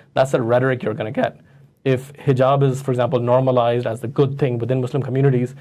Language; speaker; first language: English; non-native, local second language; Urdu